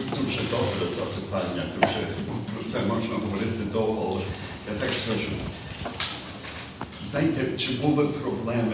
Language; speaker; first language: Ukrainian; early bilingual, heritage; Ukrainian